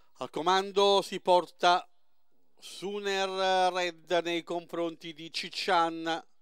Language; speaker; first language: Italian; native; Italian